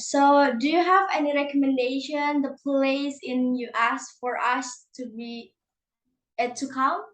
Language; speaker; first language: English; non-native, learner; Indonesian